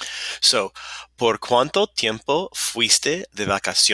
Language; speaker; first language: Spanish; non-native, fluent; English